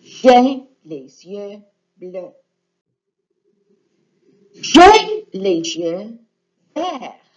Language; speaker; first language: French; non-native, fluent; English